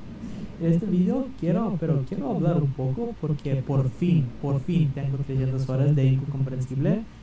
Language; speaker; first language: Spanish; non-native, learner; Serbian